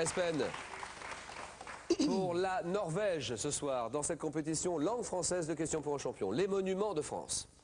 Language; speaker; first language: French; native; French